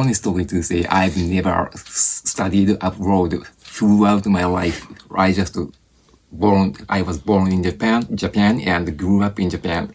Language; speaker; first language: English; non-native, fluent; Japanese